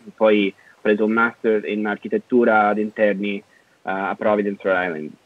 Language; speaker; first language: Italian; non-native, fluent; English